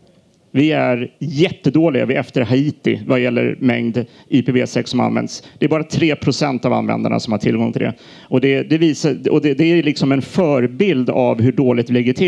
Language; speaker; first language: Swedish; native; Swedish